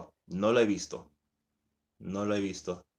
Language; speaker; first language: Spanish; early bilingual, heritage; English